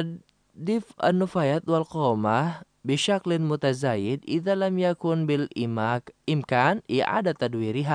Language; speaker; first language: Arabic; non-native, fluent; Indonesian